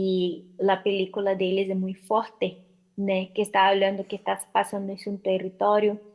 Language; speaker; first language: Spanish; non-native, learner; Portuguese